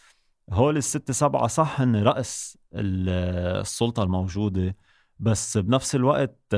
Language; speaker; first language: Arabic; native; Arabic